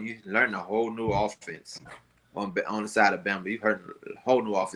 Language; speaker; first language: English; native; English